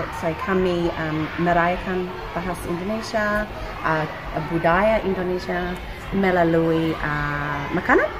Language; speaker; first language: Indonesian; non-native, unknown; English